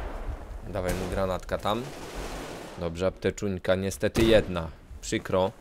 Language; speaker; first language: Polish; native; Polish